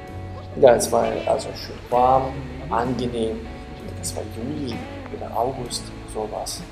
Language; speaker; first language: German; non-native, fluent; Ukrainian